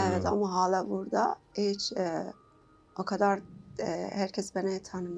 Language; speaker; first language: Turkish; non-native, learner; Persian